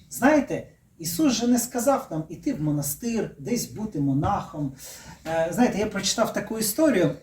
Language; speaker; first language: Ukrainian; native; Ukrainian